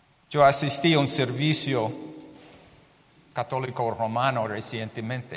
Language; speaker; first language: Spanish; non-native, learner; English